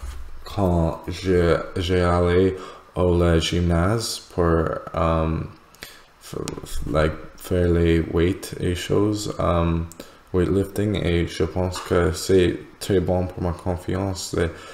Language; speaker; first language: French; non-native, learner; English